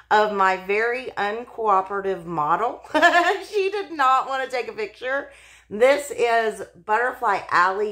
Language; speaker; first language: English; native; English